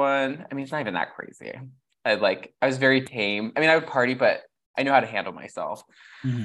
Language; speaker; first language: English; native; English